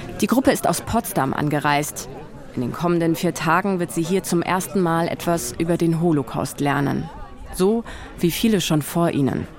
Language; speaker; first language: German; native; German